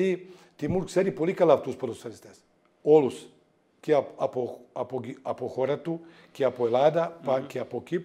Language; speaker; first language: Greek; non-native, fluent; Serbian